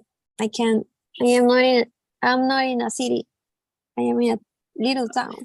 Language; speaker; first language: English; non-native, learner; Spanish